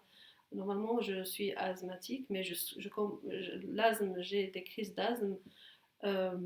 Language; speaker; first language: French; non-native, fluent; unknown